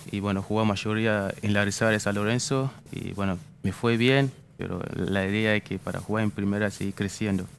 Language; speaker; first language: Spanish; non-native, fluent; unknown